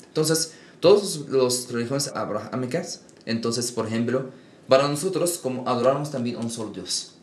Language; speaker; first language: Spanish; non-native, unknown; Arabic